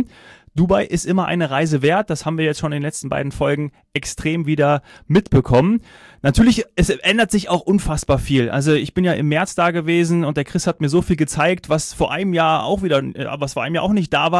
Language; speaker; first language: German; native; German